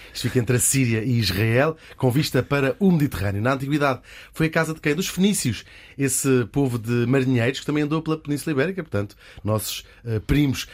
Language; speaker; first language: Portuguese; native; Portuguese